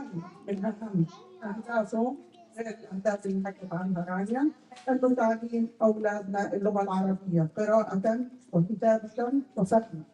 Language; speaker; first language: Arabic; native; Arabic